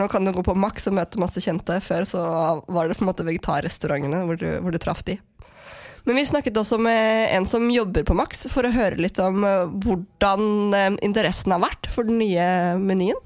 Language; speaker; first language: Norwegian; native; Norwegian